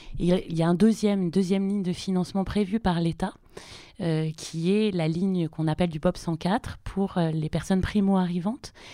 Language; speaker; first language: French; native; French